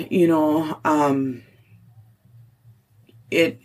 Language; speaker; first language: English; native; English